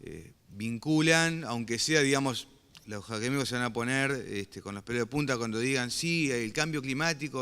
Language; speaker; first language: Spanish; native; Spanish